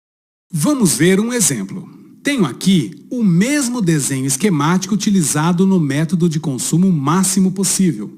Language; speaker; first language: Portuguese; native; Portuguese